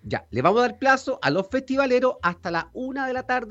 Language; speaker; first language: Spanish; native; Spanish